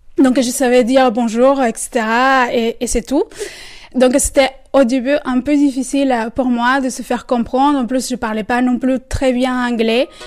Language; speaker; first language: French; non-native, fluent; Spanish